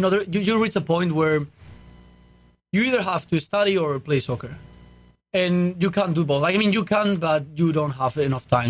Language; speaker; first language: English; non-native, fluent; Spanish